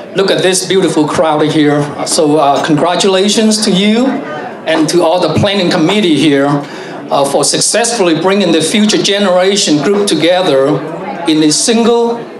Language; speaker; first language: English; non-native, fluent; Vietnamese